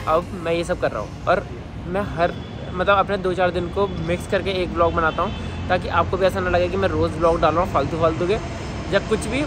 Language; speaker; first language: Hindi; native; Hindi